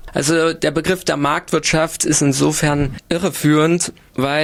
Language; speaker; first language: German; native; German